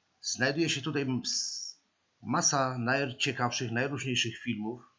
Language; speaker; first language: Polish; native; Polish